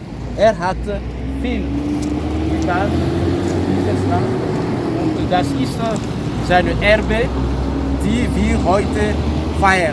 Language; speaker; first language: German; non-native, fluent; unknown